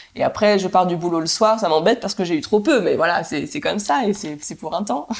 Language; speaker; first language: French; native; French